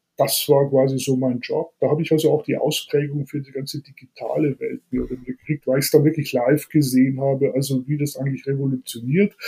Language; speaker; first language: German; native; German